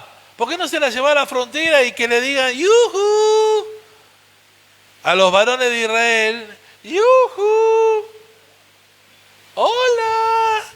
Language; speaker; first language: Spanish; native; Spanish